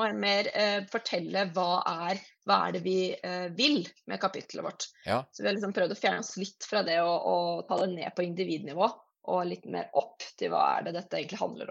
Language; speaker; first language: Norwegian; native; Norwegian